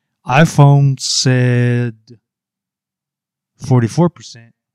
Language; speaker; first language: English; early bilingual, other home language; Spanish